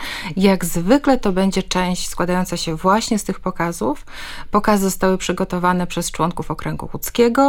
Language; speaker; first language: Polish; native; Polish